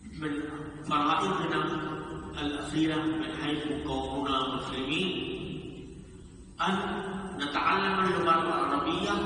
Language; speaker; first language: Arabic; non-native, fluent; Urdu